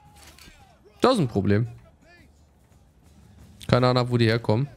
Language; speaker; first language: German; native; German